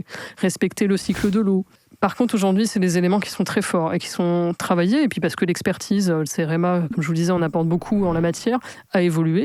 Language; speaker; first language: French; native; French